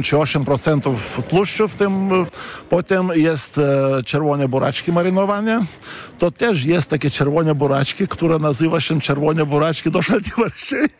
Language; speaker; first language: Polish; non-native, fluent; Lithuanian